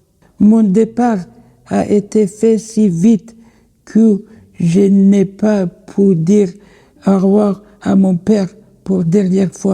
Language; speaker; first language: French; non-native, learner; Persian